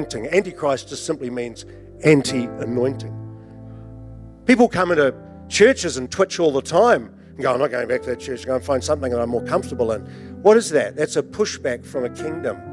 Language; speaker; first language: English; native; English